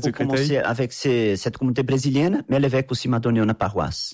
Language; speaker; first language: French; non-native, fluent; Portuguese